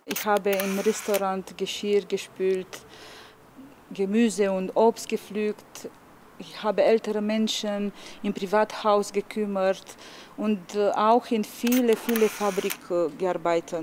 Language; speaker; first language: German; non-native, learner; Romanian